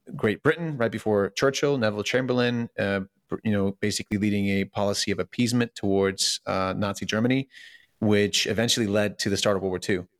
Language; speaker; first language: English; early bilingual, other home language; Russian